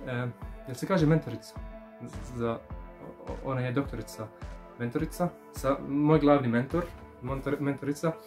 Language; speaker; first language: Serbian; non-native, learner; Arabic